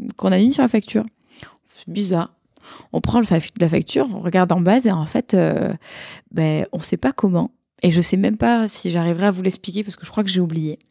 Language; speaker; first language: French; native; French